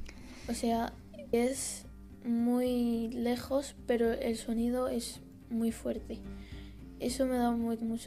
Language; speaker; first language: Spanish; early bilingual, other home language; Arabic